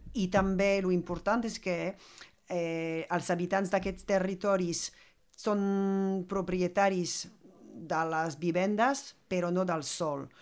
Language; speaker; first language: Catalan; non-native, fluent; French